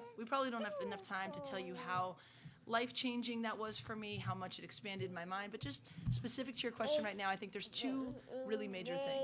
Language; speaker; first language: English; native; English